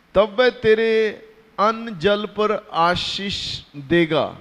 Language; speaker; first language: Hindi; non-native, local second language; Punjabi